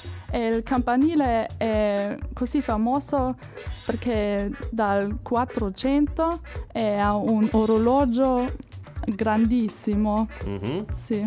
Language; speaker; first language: Italian; non-native, fluent; German